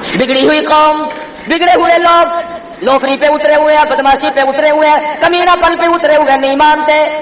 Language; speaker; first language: Urdu; non-native, local second language; Saraiki